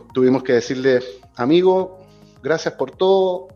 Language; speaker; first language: Spanish; native; Spanish